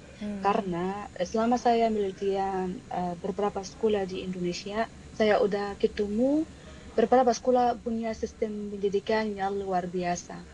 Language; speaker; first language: Indonesian; non-native, fluent; Arabic